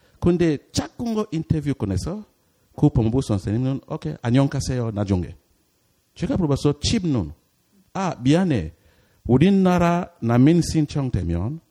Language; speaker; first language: Korean; non-native, learner; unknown